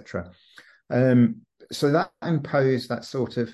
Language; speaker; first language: English; native; English